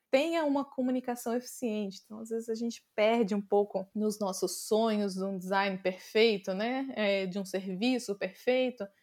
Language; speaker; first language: Portuguese; native; Portuguese